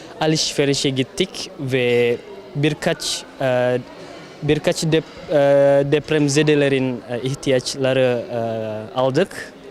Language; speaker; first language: Turkish; non-native, learner; Indonesian